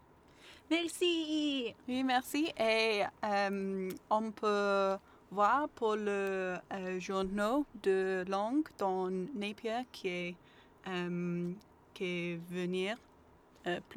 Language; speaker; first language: French; non-native, learner; English